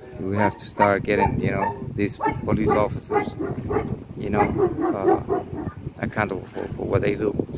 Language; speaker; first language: English; non-native, fluent; Spanish